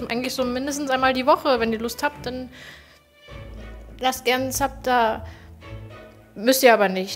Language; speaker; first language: German; native; German